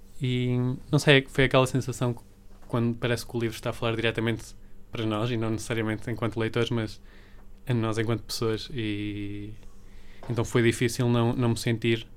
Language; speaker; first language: Portuguese; early bilingual, other home language; Spanish